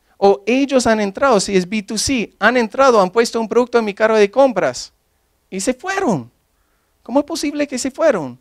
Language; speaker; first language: Spanish; non-native, fluent; English